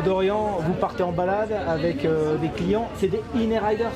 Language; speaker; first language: French; native; French